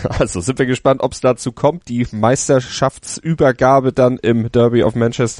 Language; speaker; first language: German; native; German